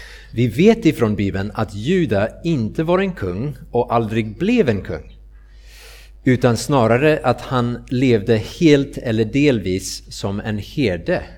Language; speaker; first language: Swedish; non-native, fluent; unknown